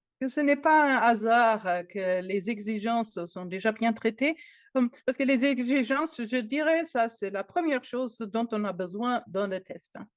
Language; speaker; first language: French; non-native, fluent; German